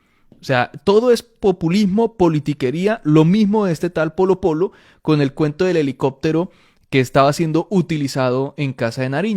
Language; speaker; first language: Spanish; native; Spanish